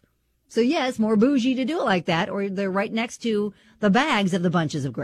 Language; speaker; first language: English; native; English